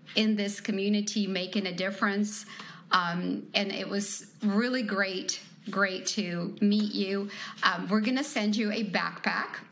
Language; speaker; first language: English; non-native, fluent; Ukrainian